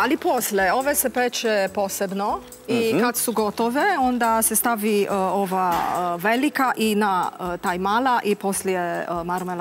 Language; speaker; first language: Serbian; non-native, learner; Romanian